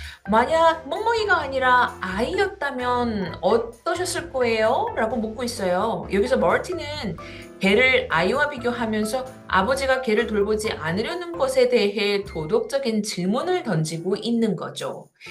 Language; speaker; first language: Korean; native; Korean